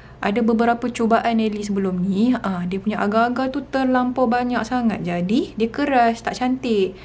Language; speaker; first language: Malay; native; Malay